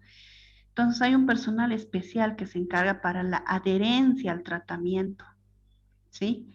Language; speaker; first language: Spanish; native; Spanish